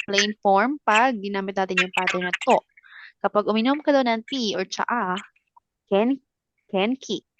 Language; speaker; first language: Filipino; non-native, local second language; Cebuano